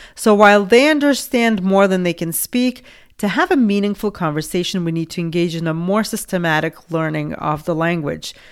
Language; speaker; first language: English; non-native, fluent; Lithuanian